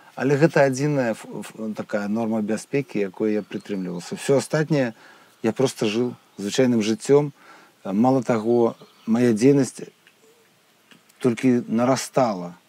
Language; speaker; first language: Belarusian; non-native, local second language; Russian